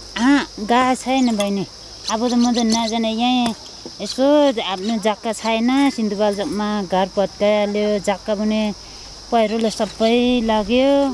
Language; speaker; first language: Nepali; non-native, local second language; Eastern Tamang